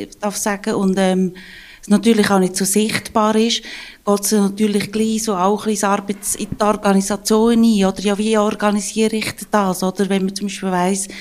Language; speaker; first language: German; native; German